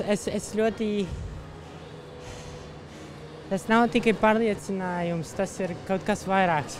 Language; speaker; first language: Latvian; non-native, local second language; Russian